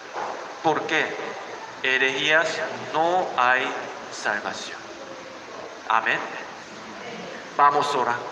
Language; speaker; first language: Spanish; non-native, learner; Korean